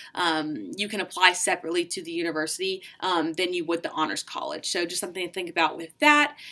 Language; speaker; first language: English; native; English